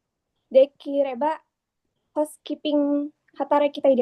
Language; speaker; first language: Japanese; non-native, learner; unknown